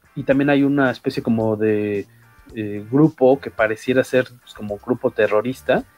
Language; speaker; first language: Spanish; native; Spanish